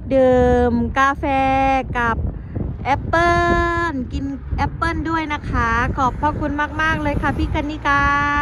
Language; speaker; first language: Thai; native; Thai